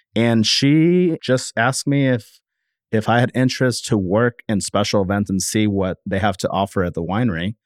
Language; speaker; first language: English; native; English